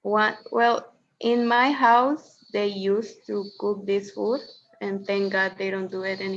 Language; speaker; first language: English; non-native, fluent; Spanish